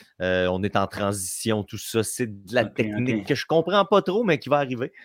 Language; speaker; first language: French; native; French